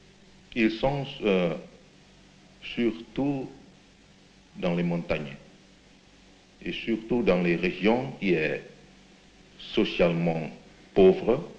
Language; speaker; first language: French; non-native, fluent; Indonesian